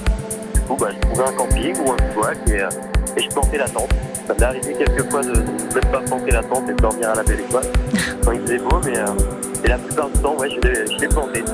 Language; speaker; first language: French; native; French